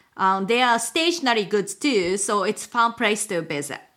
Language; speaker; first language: English; non-native, fluent; Japanese